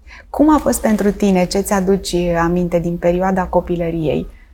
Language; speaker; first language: Romanian; native; Romanian